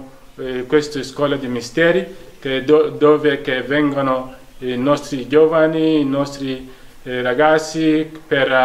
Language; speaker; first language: Italian; non-native, fluent; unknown